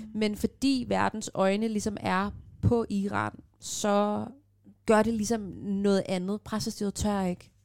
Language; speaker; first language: Danish; early bilingual, other home language; Persian